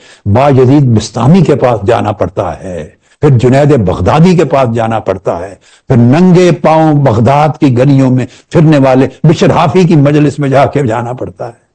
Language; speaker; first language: Urdu; native; Urdu